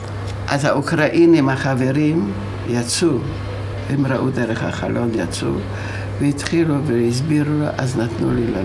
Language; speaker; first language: Hebrew; non-native, fluent; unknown